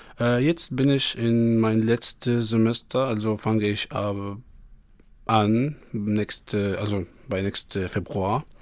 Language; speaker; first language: German; non-native, learner; Arabic